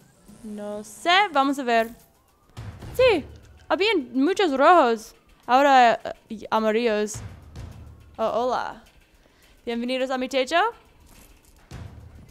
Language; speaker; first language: Spanish; non-native, learner; English